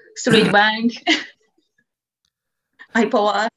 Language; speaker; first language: English; non-native, learner; Japanese